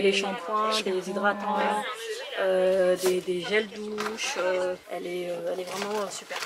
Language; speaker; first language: French; native; French